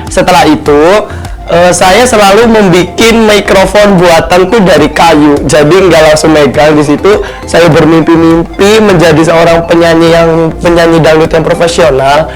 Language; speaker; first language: Indonesian; non-native, local second language; Javanese